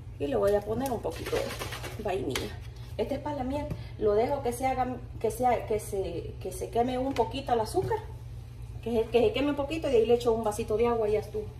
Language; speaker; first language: Spanish; native; Spanish